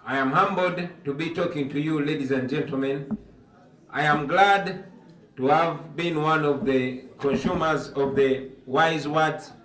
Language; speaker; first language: English; non-native, local second language; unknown